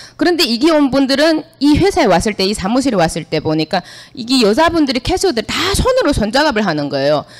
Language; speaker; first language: Korean; native; Korean